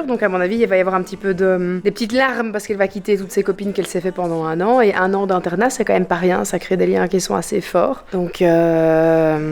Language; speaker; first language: French; native; French